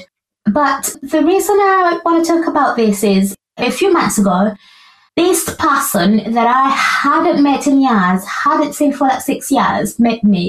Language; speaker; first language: English; non-native, local second language; Ganda